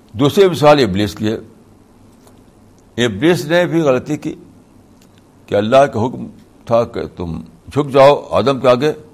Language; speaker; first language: Urdu; native; Urdu